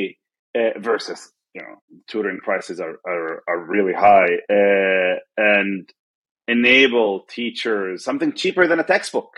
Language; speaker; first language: English; non-native, fluent; Arabic